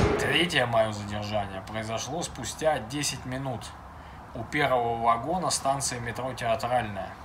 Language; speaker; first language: Russian; native; Russian